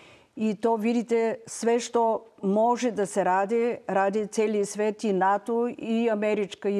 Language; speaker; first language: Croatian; non-native, learner; Bulgarian